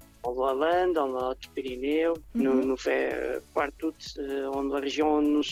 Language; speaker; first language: French; non-native, learner; Portuguese